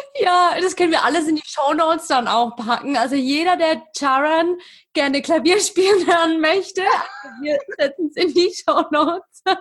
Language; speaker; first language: German; native; German